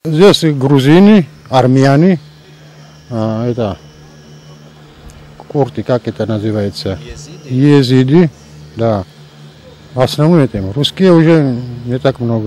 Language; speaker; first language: Russian; non-native, local second language; Georgian